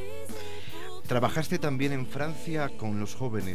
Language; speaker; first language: Spanish; native; Spanish